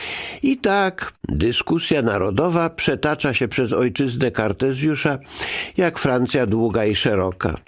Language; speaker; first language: Polish; native; Polish